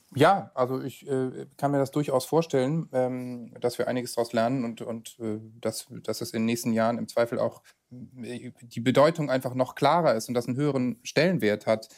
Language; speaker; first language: German; native; German